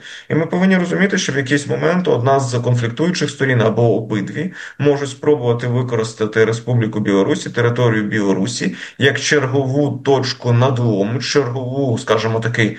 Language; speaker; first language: Ukrainian; native; Ukrainian